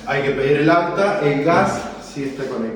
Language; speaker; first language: Spanish; native; Spanish